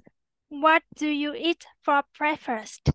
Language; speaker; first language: English; non-native, learner; Vietnamese